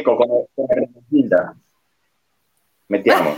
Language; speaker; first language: Italian; non-native, fluent; Spanish